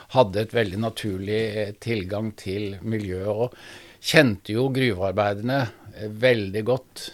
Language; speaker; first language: Norwegian; native; Norwegian